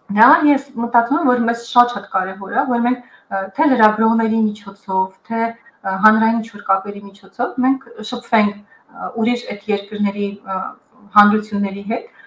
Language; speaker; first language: Armenian; early bilingual, heritage; Armenian